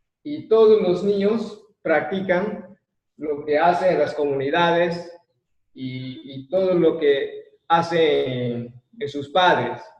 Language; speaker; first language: Spanish; non-native, local second language; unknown